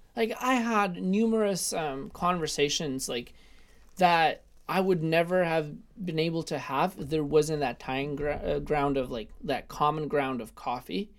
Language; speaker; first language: English; early bilingual, other home language; Russian